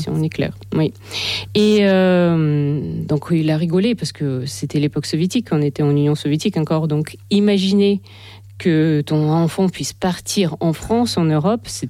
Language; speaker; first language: French; non-native, fluent; Russian